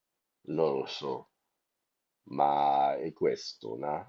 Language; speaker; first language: Italian; non-native, learner; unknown